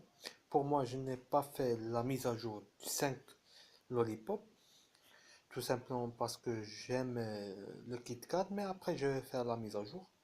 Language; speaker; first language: French; non-native, fluent; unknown